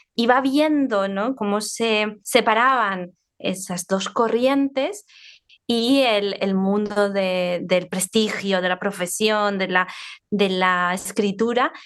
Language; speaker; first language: Spanish; native; Spanish